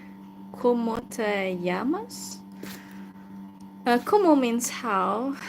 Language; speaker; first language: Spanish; non-native, learner; Hungarian